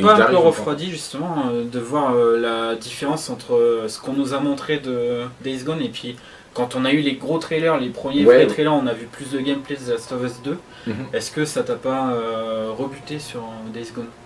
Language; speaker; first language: French; native; French